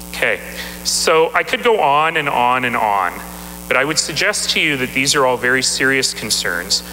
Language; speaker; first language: English; native; English